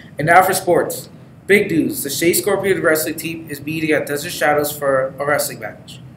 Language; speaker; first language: English; native; English